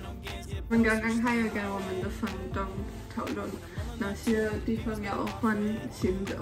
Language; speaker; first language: Chinese; early bilingual, heritage; German